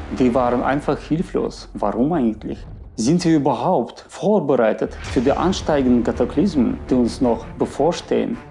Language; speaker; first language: German; non-native, fluent; Russian